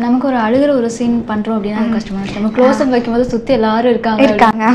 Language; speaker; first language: Tamil; native; Tamil